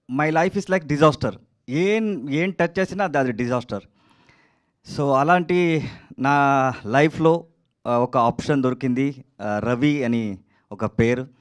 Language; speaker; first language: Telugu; non-native, learner; Kannada